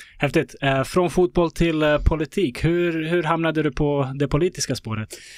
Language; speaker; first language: Swedish; early bilingual, other home language; Bosnian